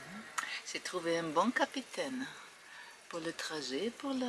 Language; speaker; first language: French; non-native, fluent; German